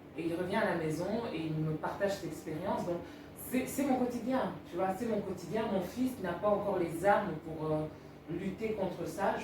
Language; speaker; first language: French; early bilingual, other home language; Lingala